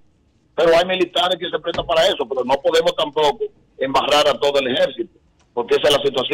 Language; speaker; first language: Spanish; native; Spanish